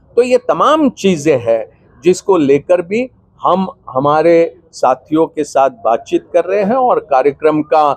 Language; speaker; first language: Hindi; non-native, local second language; Gujarati